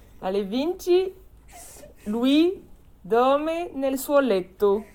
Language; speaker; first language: Italian; non-native, learner; French